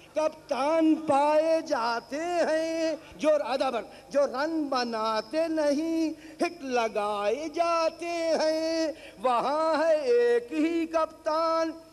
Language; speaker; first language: Urdu; native; Urdu